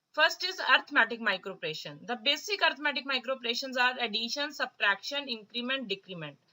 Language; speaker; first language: English; non-native, local second language; Punjabi